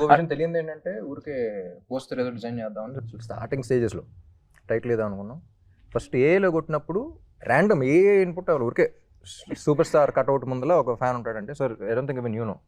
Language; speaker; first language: Telugu; native; Telugu